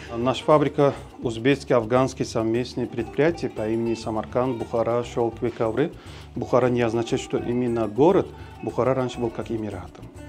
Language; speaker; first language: Russian; non-native, local second language; Tajik